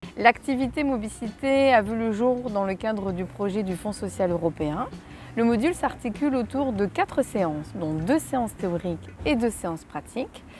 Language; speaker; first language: French; native; French